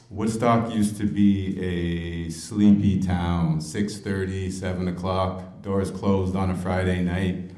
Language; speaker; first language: English; native; English